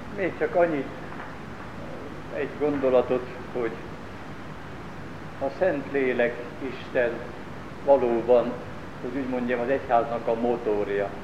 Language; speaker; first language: Hungarian; native; Hungarian